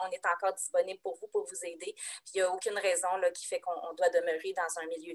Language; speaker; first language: French; native; French